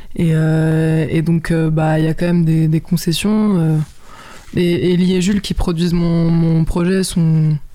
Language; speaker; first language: French; native; French